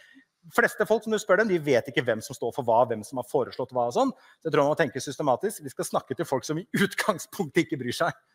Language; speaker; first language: Norwegian; native; Norwegian